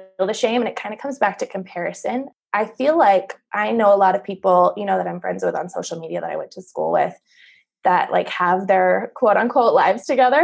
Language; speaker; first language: English; native; English